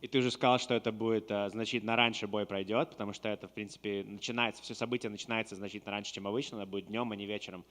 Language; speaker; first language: Russian; native; Russian